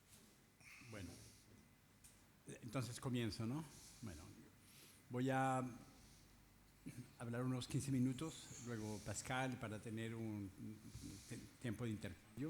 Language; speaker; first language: Spanish; non-native, fluent; French